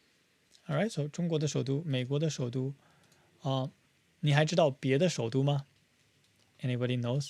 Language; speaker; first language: Chinese; non-native, fluent; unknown